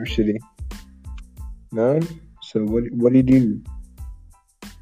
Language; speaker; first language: English; non-native, learner; Persian